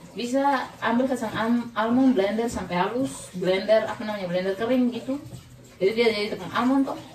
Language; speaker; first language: Indonesian; non-native, local second language; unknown